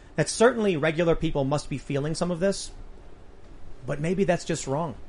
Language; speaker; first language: English; native; English